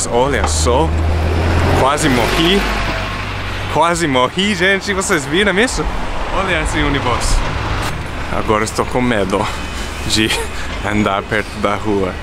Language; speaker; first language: Portuguese; non-native, fluent; English